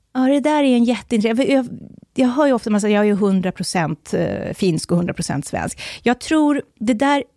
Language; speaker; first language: Swedish; native; Swedish